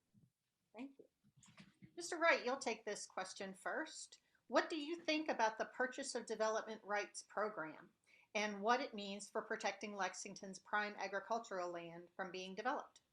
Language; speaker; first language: English; native; English